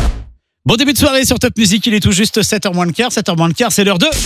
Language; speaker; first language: French; native; French